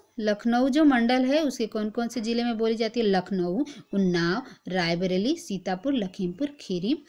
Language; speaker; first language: Hindi; native; Hindi